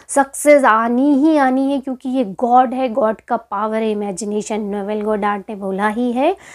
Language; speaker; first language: Hindi; native; Hindi